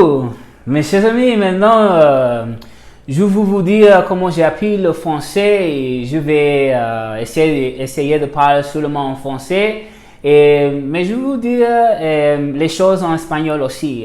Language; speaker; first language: French; non-native, learner; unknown